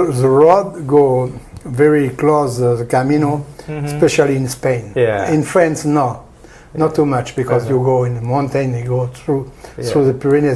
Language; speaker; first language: English; non-native, learner; French